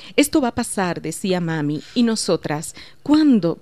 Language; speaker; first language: Spanish; native; Spanish